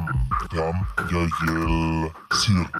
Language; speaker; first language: Russian; non-native, learner; German